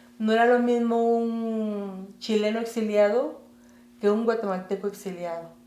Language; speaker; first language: Spanish; native; Spanish